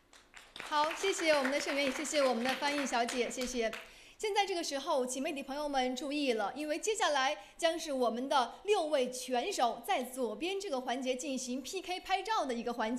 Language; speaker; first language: Chinese; native; Chinese